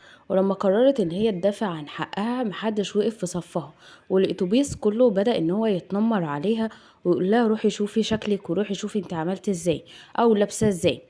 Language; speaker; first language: Arabic; native; Arabic